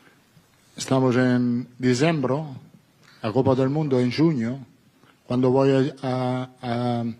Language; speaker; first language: Portuguese; non-native, learner; Italian